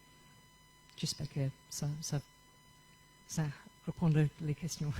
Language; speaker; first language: French; non-native, fluent; English